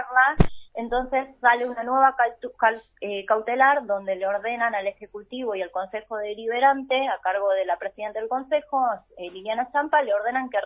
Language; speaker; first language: Spanish; native; Spanish